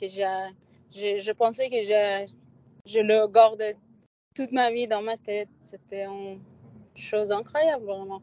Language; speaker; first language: French; non-native, learner; Persian